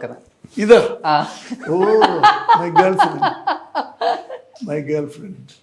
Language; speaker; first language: Telugu; non-native, learner; Tamil